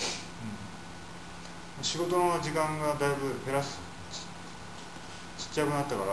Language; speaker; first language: Japanese; native; Japanese